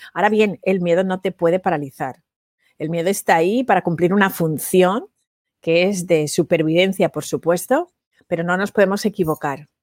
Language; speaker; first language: Spanish; native; Spanish